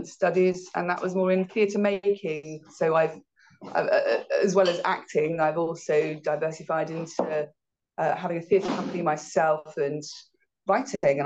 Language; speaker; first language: English; native; English